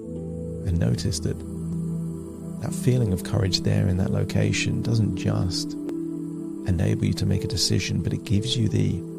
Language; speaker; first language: English; native; English